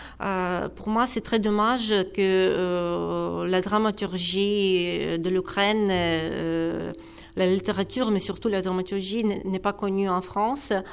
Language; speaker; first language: French; non-native, fluent; Ukrainian